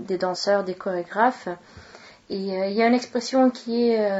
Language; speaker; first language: French; non-native, fluent; Swedish